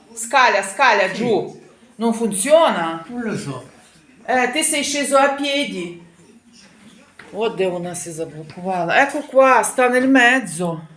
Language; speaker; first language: Italian; non-native, learner; Ukrainian